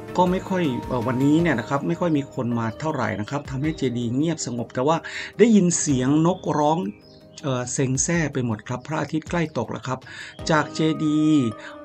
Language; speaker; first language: Thai; native; Thai